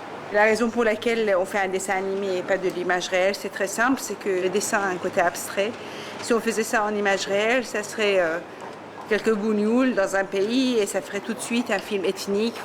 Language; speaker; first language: French; non-native, fluent; Persian